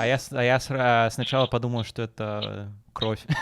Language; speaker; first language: Russian; early bilingual, heritage; Russian